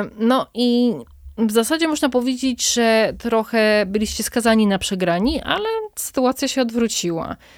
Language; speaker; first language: Polish; native; Polish